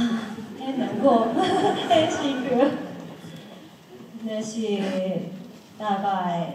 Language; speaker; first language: Chinese; non-native, learner; Japanese